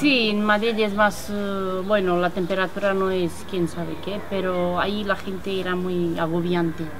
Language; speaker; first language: Spanish; non-native, fluent; Romanian